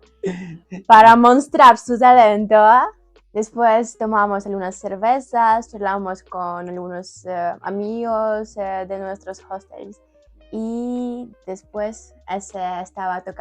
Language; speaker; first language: Spanish; non-native, fluent; Ukrainian